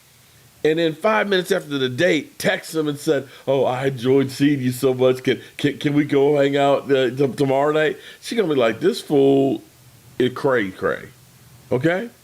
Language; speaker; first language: English; native; English